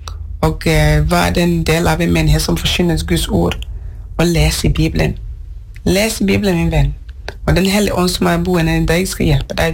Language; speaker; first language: Norwegian; non-native, fluent; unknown